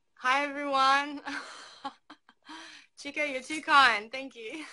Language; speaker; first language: English; native; English